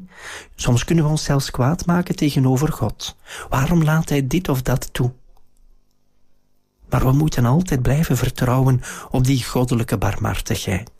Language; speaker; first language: Dutch; native; Dutch